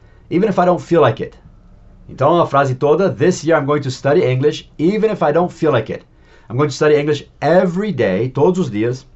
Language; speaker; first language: English; native; English